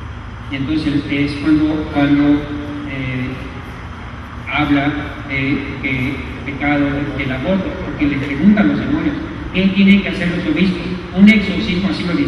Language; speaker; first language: Spanish; native; Spanish